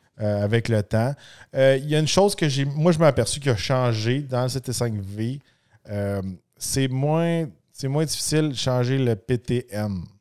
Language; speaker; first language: French; native; French